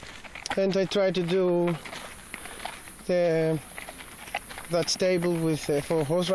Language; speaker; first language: English; non-native, learner; Greek